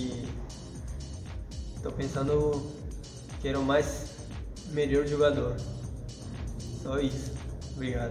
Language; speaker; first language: Portuguese; non-native, learner; Japanese